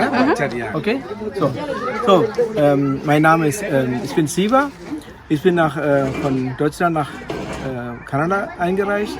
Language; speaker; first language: German; non-native, fluent; Tamil